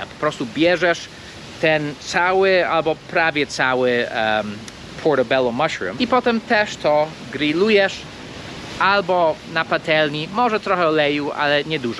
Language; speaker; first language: Polish; non-native, fluent; English